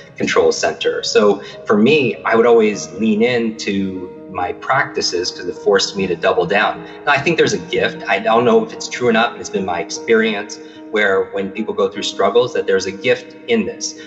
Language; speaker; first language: English; native; English